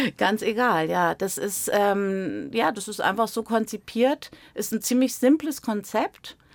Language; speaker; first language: German; native; German